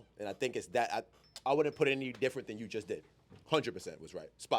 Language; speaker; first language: English; native; English